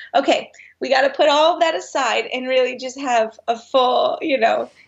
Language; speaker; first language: English; native; English